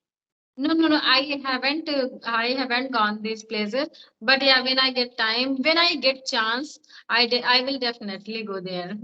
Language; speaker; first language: English; non-native, learner; Hindi